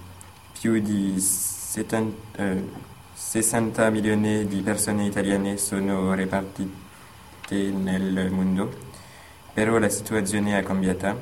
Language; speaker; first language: Italian; non-native, learner; French